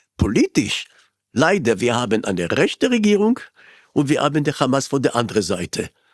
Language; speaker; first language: German; non-native, fluent; Hebrew